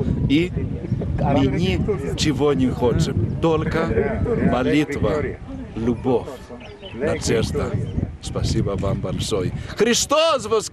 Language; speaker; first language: Russian; non-native, learner; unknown